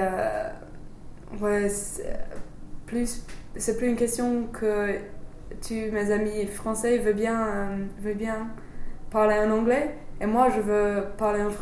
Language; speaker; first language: French; non-native, fluent; English